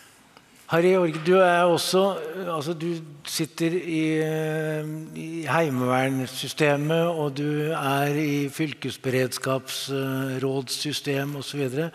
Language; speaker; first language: Norwegian; native; Norwegian